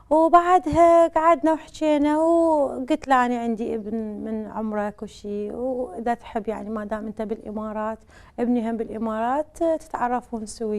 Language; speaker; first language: Arabic; native; Arabic